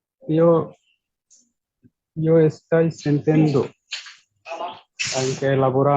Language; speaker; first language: Italian; non-native, learner; Bangla